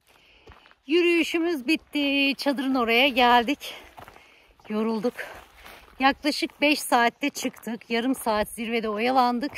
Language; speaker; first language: Turkish; native; Turkish